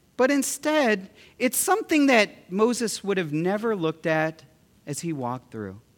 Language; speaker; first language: English; early bilingual, other home language; Filipino